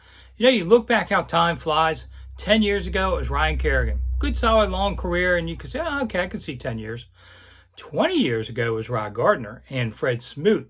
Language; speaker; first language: English; native; English